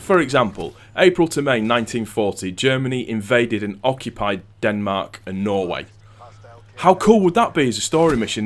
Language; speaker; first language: English; native; English